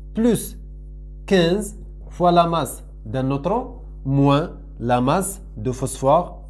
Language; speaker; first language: French; non-native, local second language; Arabic